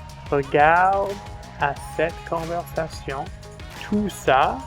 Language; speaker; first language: French; non-native, fluent; English